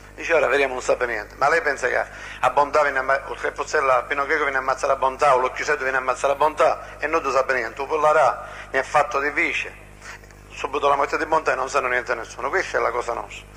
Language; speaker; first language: Italian; non-native, local second language; Sicilian